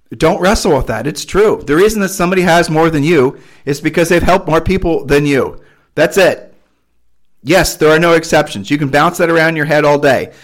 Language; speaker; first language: English; native; English